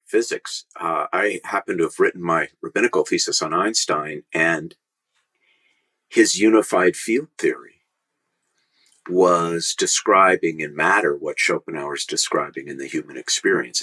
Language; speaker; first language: English; native; English